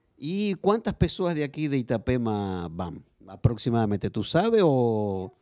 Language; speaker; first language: Spanish; non-native, learner; Portuguese